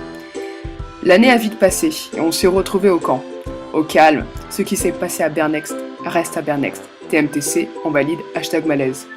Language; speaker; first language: French; native; French